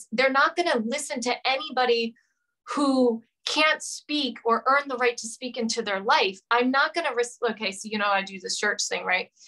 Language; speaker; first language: English; native; English